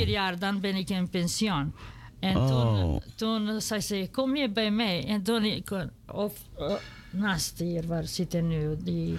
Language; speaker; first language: Dutch; non-native, learner; Serbian